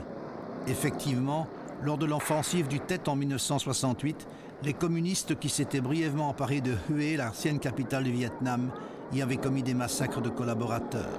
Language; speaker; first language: French; native; French